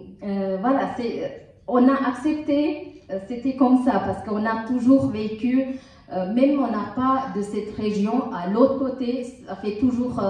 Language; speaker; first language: French; non-native, learner; Tamil